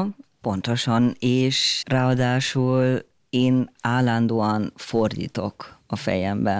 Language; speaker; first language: Hungarian; non-native, fluent; German